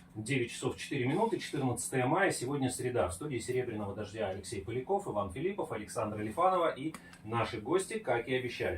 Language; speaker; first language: Russian; native; Russian